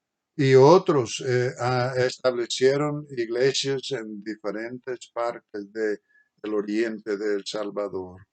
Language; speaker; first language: Spanish; non-native, fluent; English